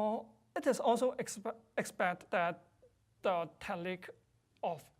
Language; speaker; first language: English; non-native, fluent; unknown